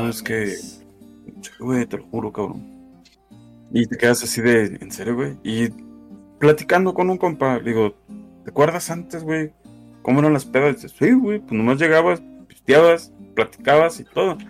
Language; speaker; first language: Spanish; native; Spanish